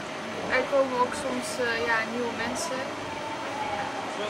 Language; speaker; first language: Dutch; early bilingual, other home language; Turkish